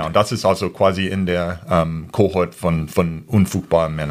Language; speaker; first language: German; non-native, fluent; English